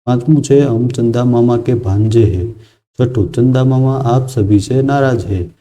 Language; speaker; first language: Hindi; non-native, local second language; Gujarati